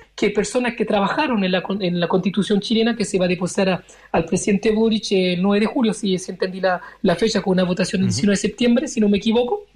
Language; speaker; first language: Spanish; early bilingual, other home language; French